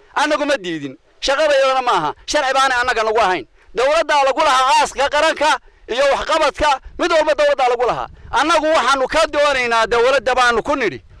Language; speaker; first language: Somali; native; Somali